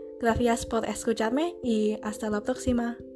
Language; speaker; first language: Spanish; non-native, learner; Indonesian